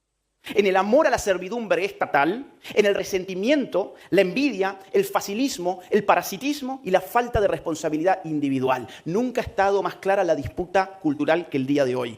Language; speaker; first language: Spanish; native; Spanish